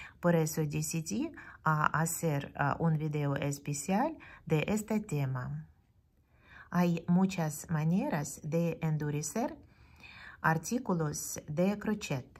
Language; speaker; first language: Spanish; non-native, fluent; Russian